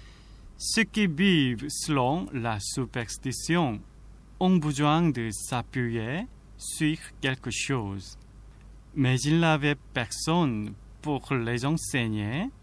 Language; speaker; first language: French; non-native, fluent; Korean